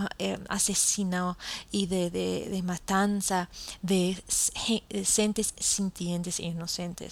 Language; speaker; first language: Spanish; non-native, fluent; English